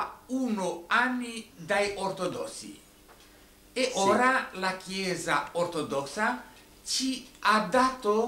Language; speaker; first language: Italian; non-native, fluent; Romanian